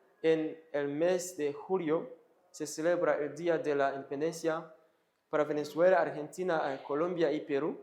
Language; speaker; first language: Spanish; non-native, fluent; Kinyarwanda